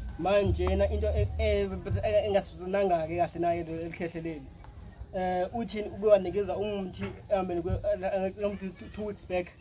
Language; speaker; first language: Zulu; non-native, local second language; Xhosa